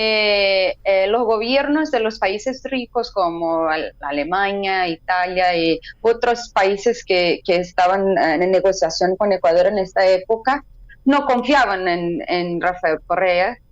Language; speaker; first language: Spanish; non-native, fluent; Portuguese